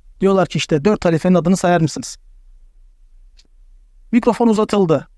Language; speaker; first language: Turkish; native; Turkish